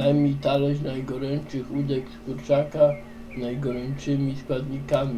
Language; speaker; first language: Polish; native; Polish